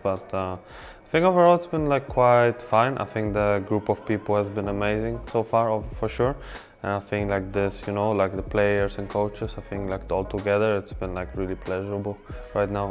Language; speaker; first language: English; non-native, fluent; Polish